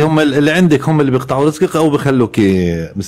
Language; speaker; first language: Arabic; native; Arabic